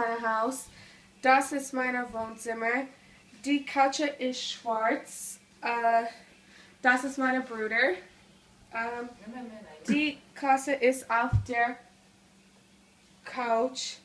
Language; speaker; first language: German; non-native, learner; English